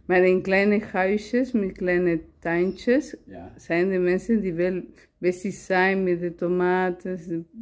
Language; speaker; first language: Dutch; non-native, learner; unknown